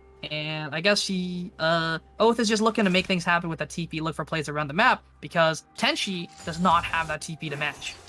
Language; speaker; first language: English; native; English